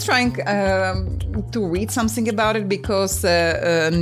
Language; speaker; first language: English; non-native, fluent; Czech